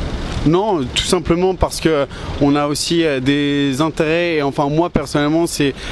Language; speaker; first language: French; native; French